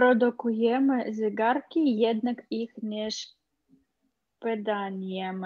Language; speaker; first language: Polish; non-native, learner; Russian